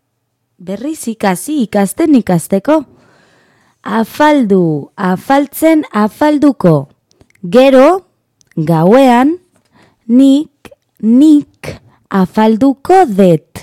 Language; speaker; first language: Basque; non-native, local second language; Spanish